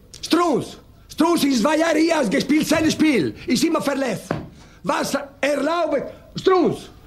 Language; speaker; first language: German; non-native, learner; Italian